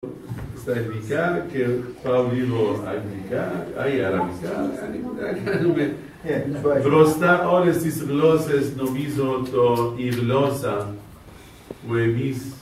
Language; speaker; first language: Greek; non-native, fluent; Arabic